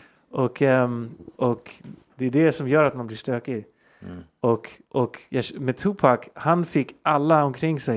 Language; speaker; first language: Swedish; early bilingual, heritage; Swedish